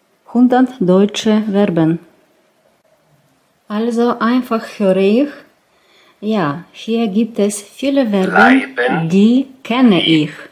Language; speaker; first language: German; non-native, learner; Russian